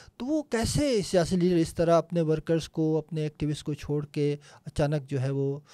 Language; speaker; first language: Urdu; non-native, local second language; Punjabi